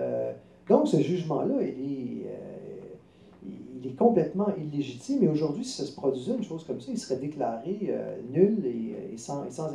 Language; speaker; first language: French; native; French